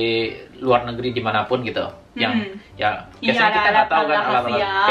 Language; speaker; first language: Indonesian; native; Indonesian